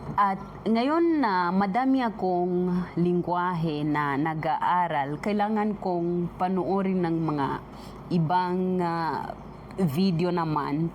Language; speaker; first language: Filipino; non-native, fluent; Swahili